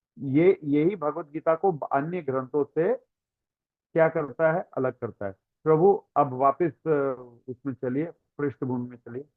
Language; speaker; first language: Hindi; non-native, local second language; Tamil